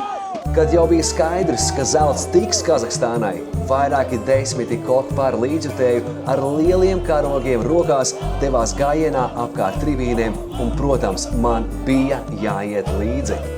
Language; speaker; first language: Latvian; native; Latvian